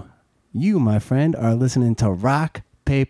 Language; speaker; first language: English; native; English